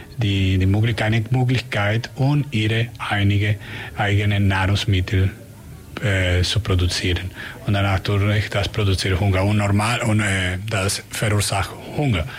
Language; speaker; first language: German; non-native, learner; Spanish